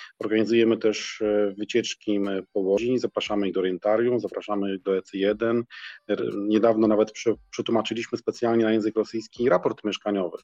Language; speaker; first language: Polish; native; Polish